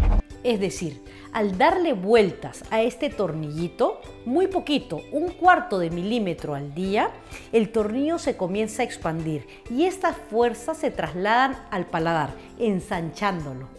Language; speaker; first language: Spanish; native; Spanish